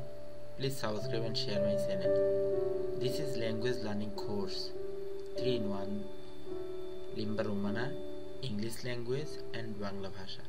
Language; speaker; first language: English; non-native, local second language; Bangla